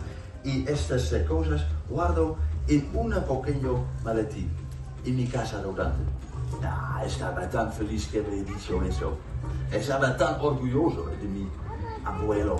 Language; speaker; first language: Spanish; non-native, fluent; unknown